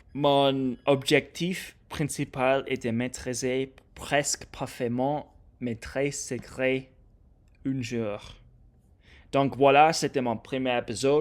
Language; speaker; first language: French; non-native, learner; English